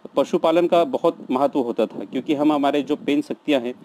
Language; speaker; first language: Hindi; native; Hindi